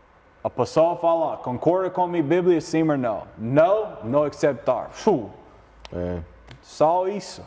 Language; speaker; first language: Portuguese; non-native, learner; English